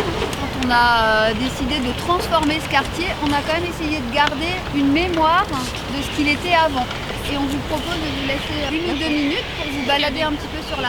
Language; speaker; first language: French; native; French